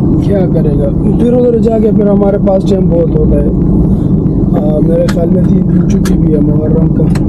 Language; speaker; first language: Hindi; non-native, local second language; Pashto